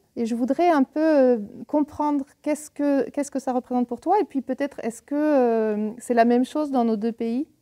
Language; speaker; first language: French; native; French